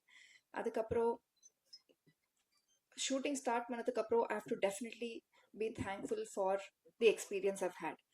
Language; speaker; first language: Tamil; non-native, learner; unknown